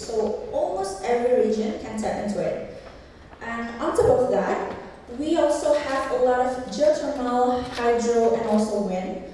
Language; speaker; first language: English; non-native, fluent; Indonesian